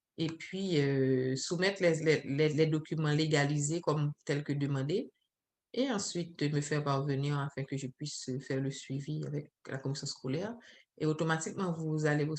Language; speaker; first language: French; non-native, local second language; Haitian Creole